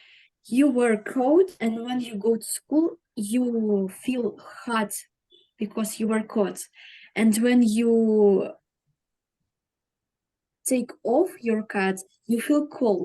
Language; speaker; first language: English; non-native, learner; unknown